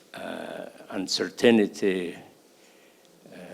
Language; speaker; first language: English; non-native, fluent; Polish